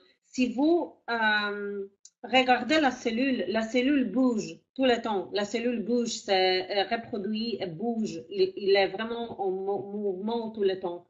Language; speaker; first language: French; non-native, fluent; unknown